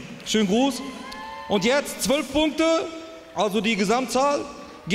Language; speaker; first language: German; native; German